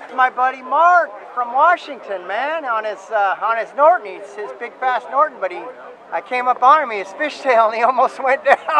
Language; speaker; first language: English; non-native, fluent; German